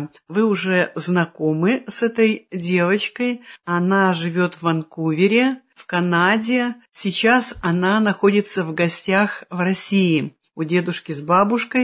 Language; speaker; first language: Russian; native; Russian